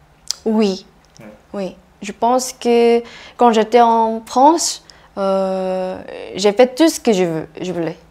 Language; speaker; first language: French; non-native, fluent; Korean